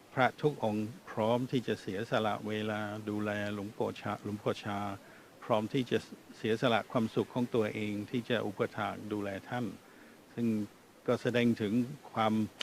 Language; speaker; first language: Thai; non-native, fluent; English